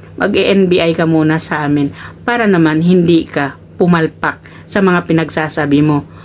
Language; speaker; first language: Filipino; non-native, local second language; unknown